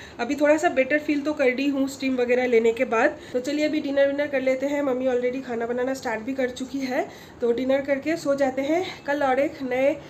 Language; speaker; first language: Hindi; non-native, local second language; Bangla